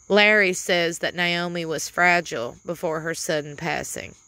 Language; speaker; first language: English; native; English